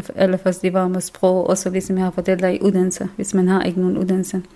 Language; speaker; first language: Danish; non-native, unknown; Kurdish